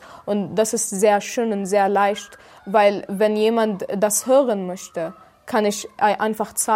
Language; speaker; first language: German; non-native, fluent; Arabic